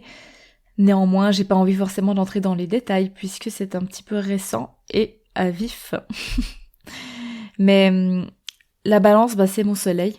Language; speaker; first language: French; native; French